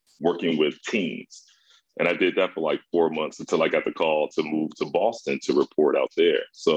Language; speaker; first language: English; native; English